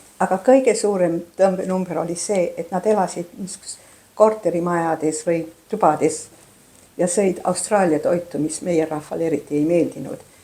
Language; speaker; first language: Estonian; early bilingual, heritage; Estonian